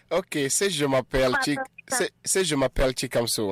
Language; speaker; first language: French; non-native, fluent; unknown